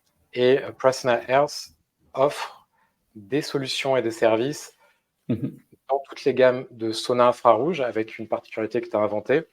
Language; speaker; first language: French; native; French